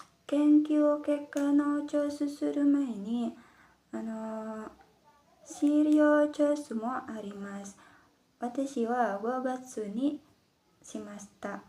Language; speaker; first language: Japanese; non-native, learner; Indonesian